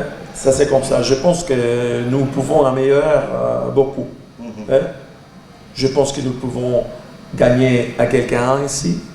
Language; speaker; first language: French; non-native, learner; Portuguese